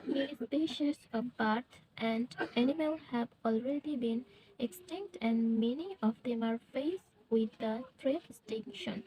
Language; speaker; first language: English; non-native, local second language; Bangla